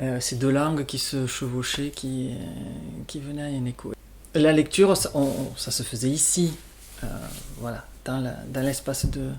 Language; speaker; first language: French; native; French